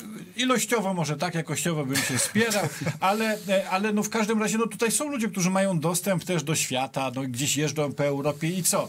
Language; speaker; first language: Polish; native; Polish